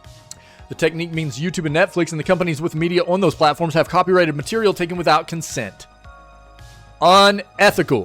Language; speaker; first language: English; native; English